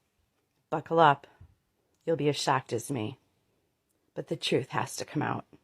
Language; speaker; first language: English; native; English